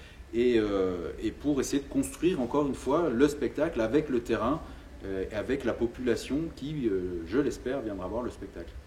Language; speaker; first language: French; native; French